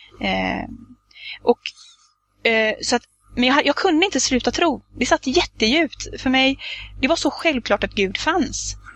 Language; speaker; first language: Swedish; native; Swedish